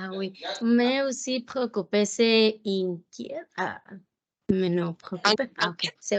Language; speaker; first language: French; non-native, learner; Spanish